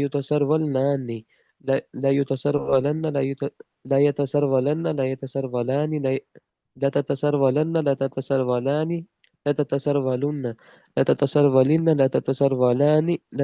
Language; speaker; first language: Arabic; non-native, learner; Urdu